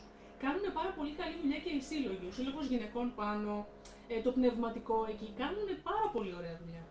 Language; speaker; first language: Greek; native; Greek